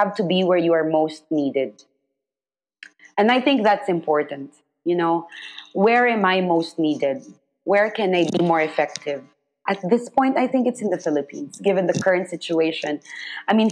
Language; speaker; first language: English; non-native, local second language; Filipino